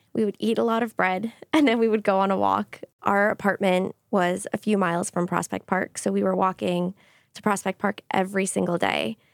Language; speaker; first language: English; native; English